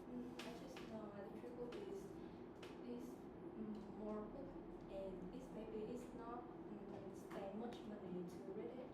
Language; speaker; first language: English; non-native, learner; Vietnamese